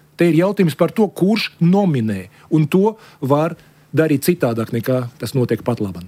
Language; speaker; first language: Latvian; non-native, local second language; Russian